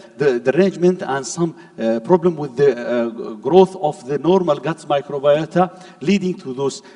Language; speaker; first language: English; non-native, fluent; Arabic